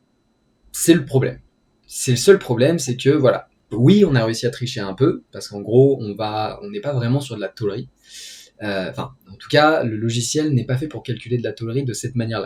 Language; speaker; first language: French; native; French